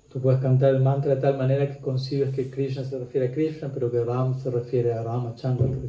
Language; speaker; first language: Spanish; native; Spanish